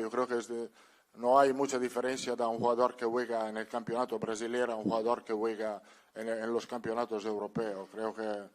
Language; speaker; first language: Spanish; non-native, fluent; Italian